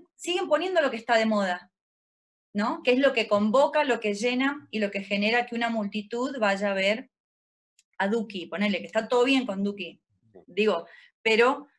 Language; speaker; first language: Spanish; native; Spanish